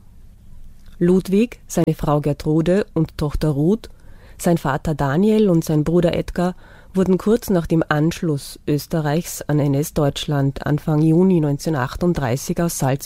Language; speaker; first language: German; native; German